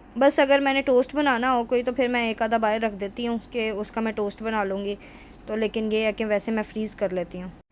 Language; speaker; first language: Urdu; non-native, local second language; Punjabi